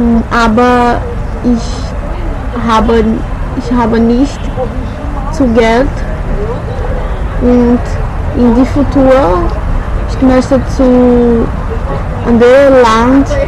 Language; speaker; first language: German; non-native, learner; Portuguese